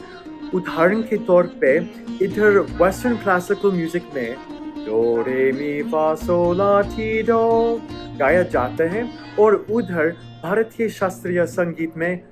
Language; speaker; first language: Hindi; non-native, fluent; English